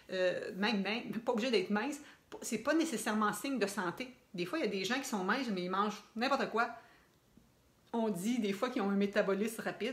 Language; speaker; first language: French; native; French